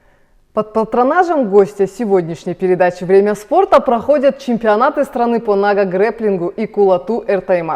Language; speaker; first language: Russian; native; Russian